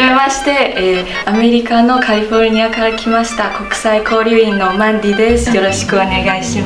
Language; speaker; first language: Japanese; non-native, fluent; English